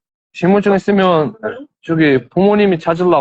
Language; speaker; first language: Korean; non-native, learner; Uzbek